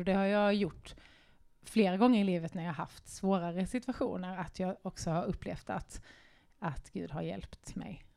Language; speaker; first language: Swedish; native; Swedish